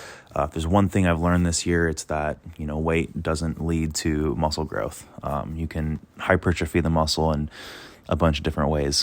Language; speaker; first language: English; native; English